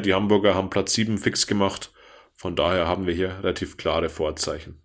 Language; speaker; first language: German; native; German